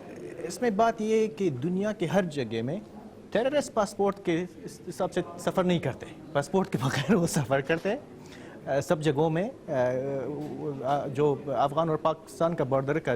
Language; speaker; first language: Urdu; non-native, fluent; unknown